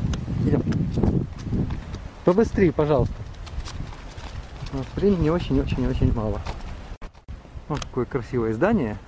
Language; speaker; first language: Russian; native; Russian